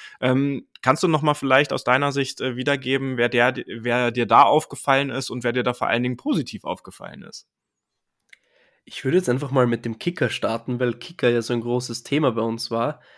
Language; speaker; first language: German; native; German